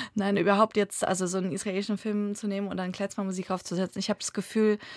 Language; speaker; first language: German; early bilingual, other home language; Russian